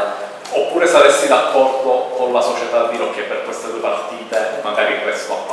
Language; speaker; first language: Italian; native; Italian